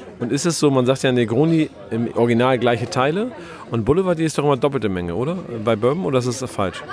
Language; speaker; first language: German; native; German